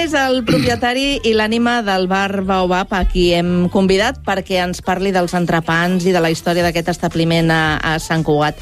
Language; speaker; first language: Catalan; native; Catalan